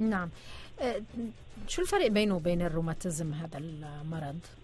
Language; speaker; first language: Arabic; native; Arabic